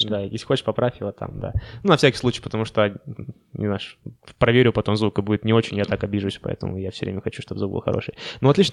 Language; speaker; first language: Russian; native; Russian